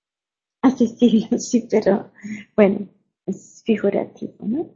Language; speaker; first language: Spanish; non-native, learner; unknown